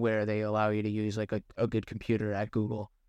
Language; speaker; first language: English; native; English